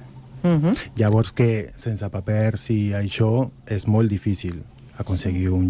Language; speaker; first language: Catalan; non-native, learner; Spanish